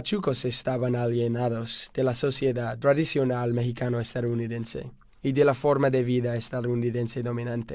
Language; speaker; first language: Spanish; non-native, learner; English